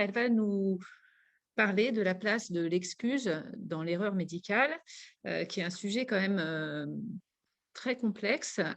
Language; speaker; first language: French; native; French